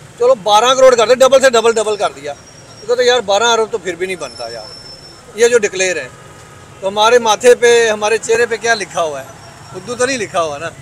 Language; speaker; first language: Urdu; non-native, local second language; Punjabi